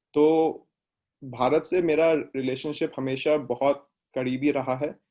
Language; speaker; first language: Hindi; native; Hindi